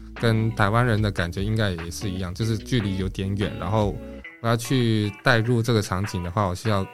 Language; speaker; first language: Chinese; non-native, local second language; Japanese